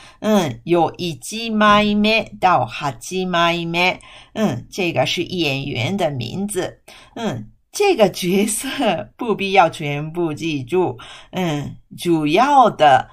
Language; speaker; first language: Chinese; non-native, fluent; Japanese